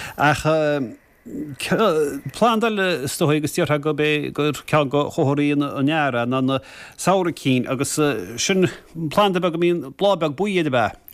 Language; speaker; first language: Irish; native; Irish